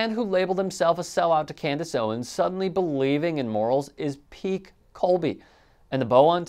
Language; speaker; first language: English; native; English